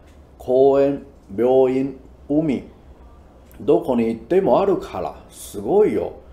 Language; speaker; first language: Japanese; non-native, fluent; Chinese